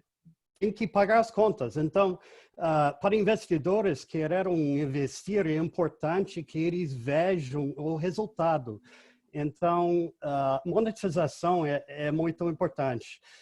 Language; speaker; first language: Portuguese; non-native, fluent; English